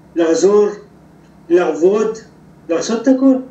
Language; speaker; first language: Hebrew; non-native, local second language; Arabic